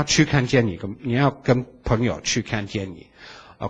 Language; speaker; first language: Chinese; non-native, fluent; English